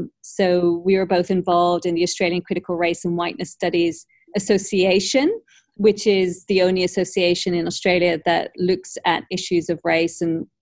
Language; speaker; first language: English; native; English